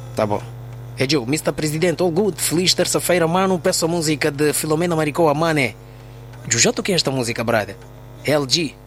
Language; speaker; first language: Portuguese; native; Portuguese